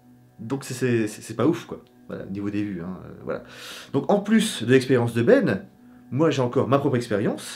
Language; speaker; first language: French; native; French